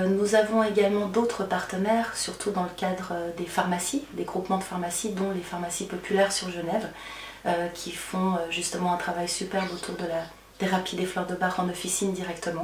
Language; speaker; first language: French; native; French